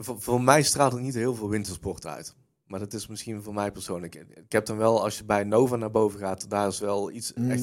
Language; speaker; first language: Dutch; native; Dutch